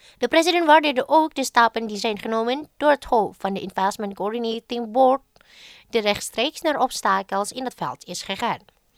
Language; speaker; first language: Dutch; non-native, fluent; Indonesian